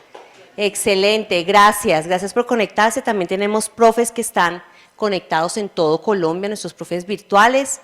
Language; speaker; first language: Spanish; native; Spanish